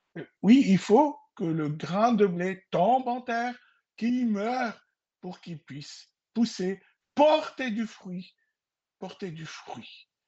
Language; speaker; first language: French; non-native, local second language; Arabic